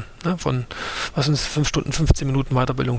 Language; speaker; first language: German; native; German